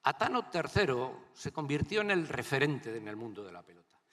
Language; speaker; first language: Spanish; native; Spanish